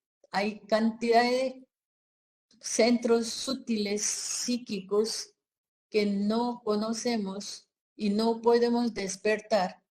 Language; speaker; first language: Spanish; non-native, fluent; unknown